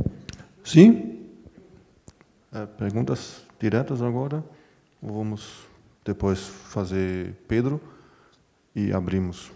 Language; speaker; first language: Portuguese; non-native, fluent; German